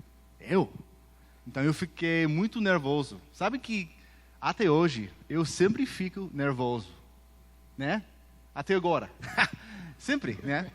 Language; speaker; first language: Portuguese; early bilingual, heritage; Portuguese